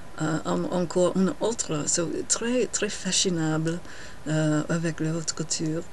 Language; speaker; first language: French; non-native, learner; English